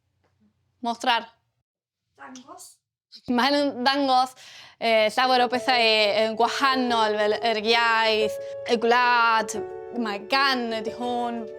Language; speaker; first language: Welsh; early bilingual, heritage; Spanish